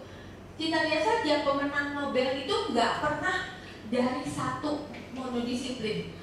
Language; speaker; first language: Indonesian; native; Indonesian